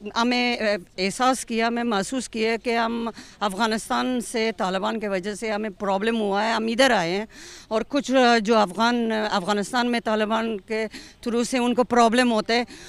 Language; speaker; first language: Hindi; non-native, fluent; Persian